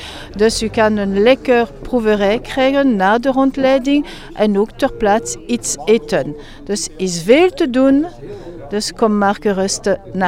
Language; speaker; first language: Dutch; non-native, local second language; French